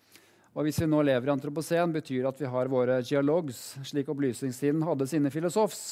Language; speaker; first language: Norwegian; native; Norwegian